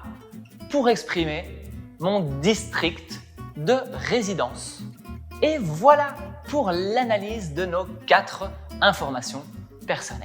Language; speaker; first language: French; non-native, fluent; Spanish